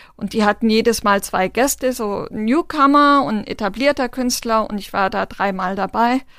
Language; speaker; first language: German; non-native, local second language; Romany